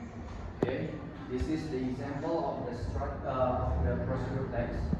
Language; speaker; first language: English; non-native, learner; Indonesian